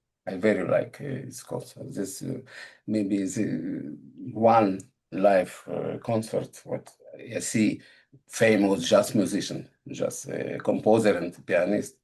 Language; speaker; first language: English; non-native, learner; Russian